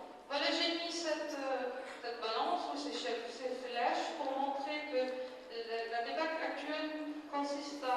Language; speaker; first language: French; non-native, local second language; Arabic